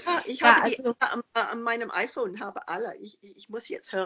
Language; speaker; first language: German; non-native, fluent; English